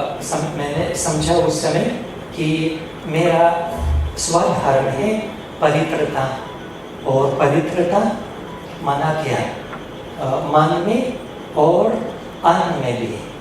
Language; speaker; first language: Hindi; non-native, fluent; Russian